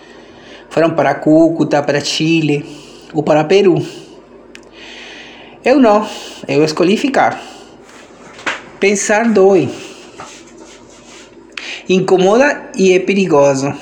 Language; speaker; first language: Portuguese; non-native, fluent; Spanish